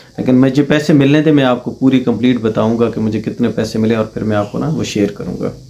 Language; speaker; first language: Urdu; non-native, local second language; Punjabi